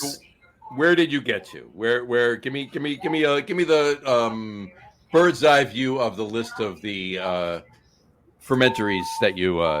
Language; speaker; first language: English; native; English